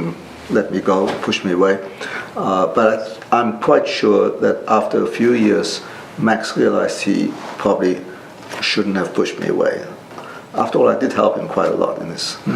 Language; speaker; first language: English; non-native, local second language; German